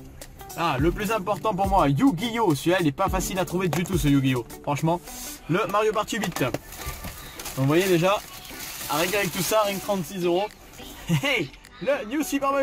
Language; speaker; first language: French; native; French